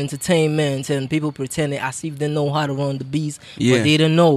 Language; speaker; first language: English; non-native, local second language; Krio